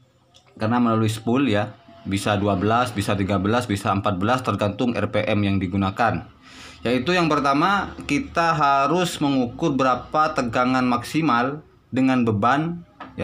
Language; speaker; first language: Indonesian; native; Indonesian